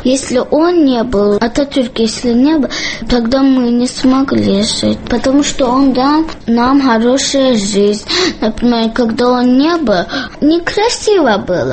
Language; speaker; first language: Russian; early bilingual, other home language; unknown